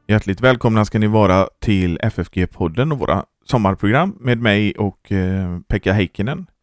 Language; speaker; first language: Swedish; native; Swedish